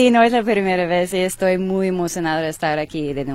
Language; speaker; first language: Spanish; non-native, learner; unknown